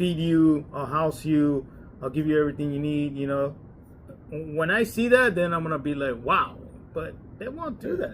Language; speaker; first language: English; native; English